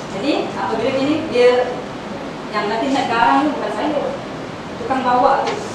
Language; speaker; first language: Malay; non-native, local second language; Chinese